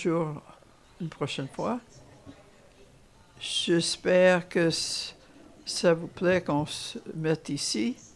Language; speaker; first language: French; non-native, fluent; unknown